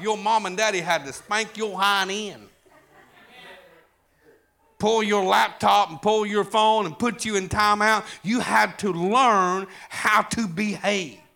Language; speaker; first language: English; native; English